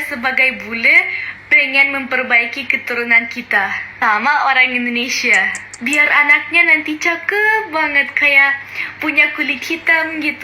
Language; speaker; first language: Indonesian; non-native, fluent; German